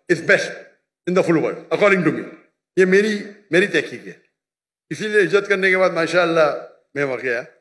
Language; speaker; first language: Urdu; non-native, local second language; Konkani